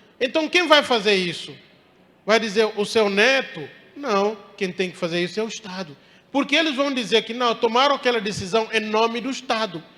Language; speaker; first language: Portuguese; non-native, local second language; Upper Guinea Crioulo